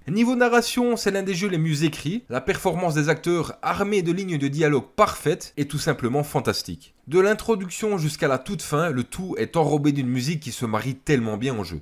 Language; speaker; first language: French; native; French